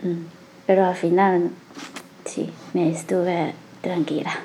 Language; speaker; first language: Spanish; non-native, learner; Chinese